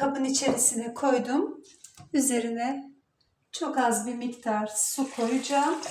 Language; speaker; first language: Turkish; native; Turkish